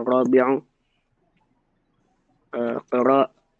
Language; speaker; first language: Arabic; non-native, learner; Indonesian